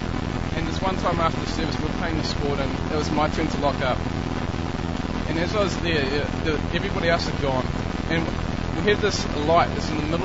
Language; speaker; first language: English; native; English